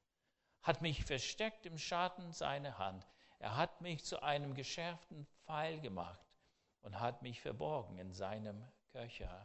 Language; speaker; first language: German; non-native, fluent; English